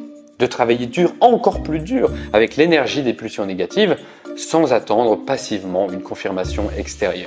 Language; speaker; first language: French; native; French